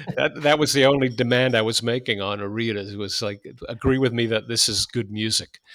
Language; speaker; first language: English; native; English